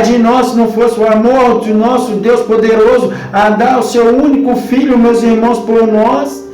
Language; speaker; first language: Portuguese; native; Portuguese